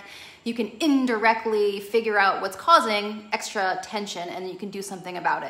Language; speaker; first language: English; native; English